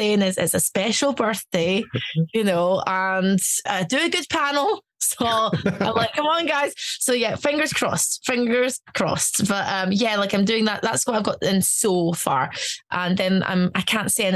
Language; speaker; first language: English; native; English